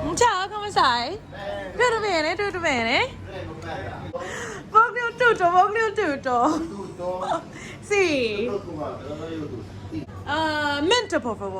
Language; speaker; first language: Italian; non-native, learner; English